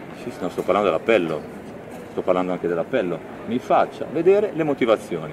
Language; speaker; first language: Italian; native; Italian